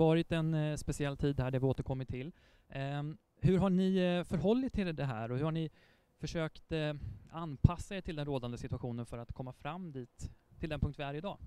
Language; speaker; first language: Swedish; native; Swedish